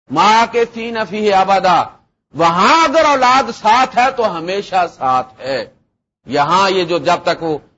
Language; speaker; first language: Urdu; non-native, local second language; Punjabi